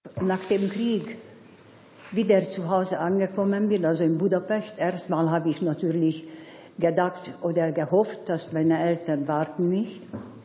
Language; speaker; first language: German; non-native, fluent; Hungarian